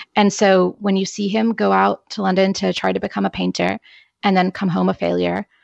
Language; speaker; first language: English; native; English